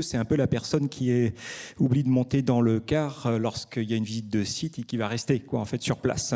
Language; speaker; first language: French; native; French